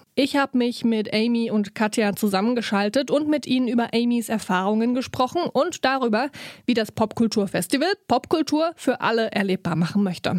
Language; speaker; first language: German; native; German